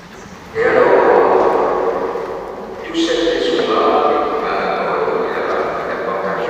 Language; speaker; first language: French; non-native, local second language; Morisyen